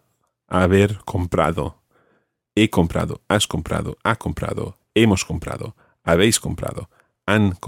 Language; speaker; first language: Spanish; non-native, fluent; English